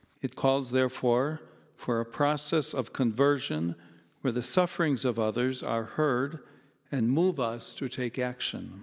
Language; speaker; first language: English; native; English